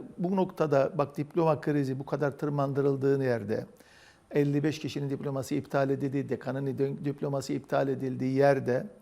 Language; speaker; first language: Turkish; native; Turkish